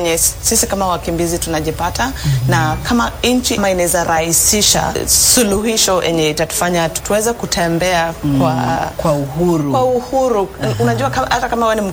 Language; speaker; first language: Swahili; early bilingual, other home language; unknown